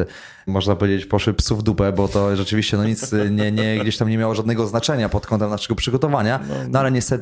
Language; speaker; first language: Polish; native; Polish